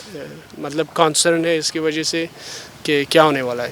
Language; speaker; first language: Hindi; non-native, fluent; Persian